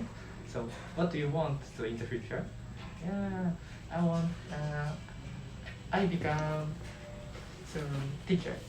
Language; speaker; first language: English; non-native, learner; Japanese